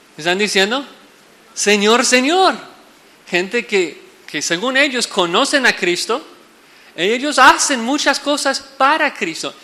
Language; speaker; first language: Spanish; non-native, fluent; English